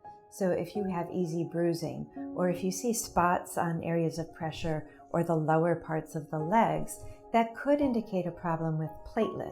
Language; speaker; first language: English; native; English